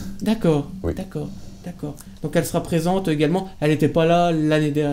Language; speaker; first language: French; native; French